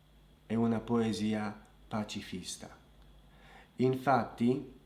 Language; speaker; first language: Italian; non-native, fluent; Slovak